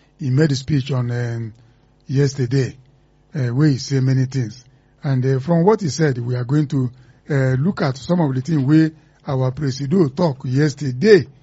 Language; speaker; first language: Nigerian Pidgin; non-native, local second language; Igbo